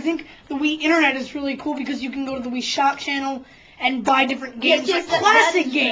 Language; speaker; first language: English; native; English